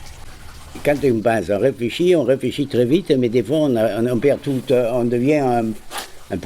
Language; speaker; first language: French; non-native, fluent; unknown